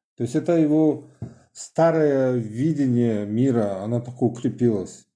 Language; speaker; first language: Russian; non-native, local second language; Tajik